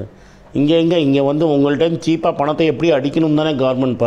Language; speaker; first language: Tamil; native; Tamil